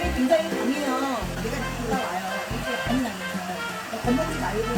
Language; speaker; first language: Korean; native; Korean